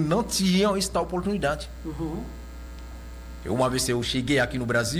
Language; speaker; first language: Portuguese; non-native, local second language; Haitian Creole